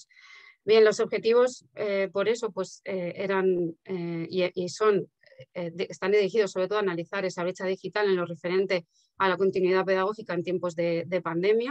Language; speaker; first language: Spanish; native; Spanish